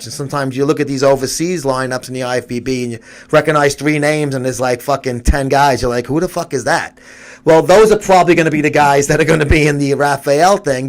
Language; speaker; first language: English; native; English